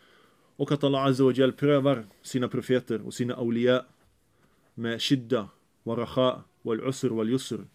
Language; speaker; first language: Swedish; early bilingual, other home language; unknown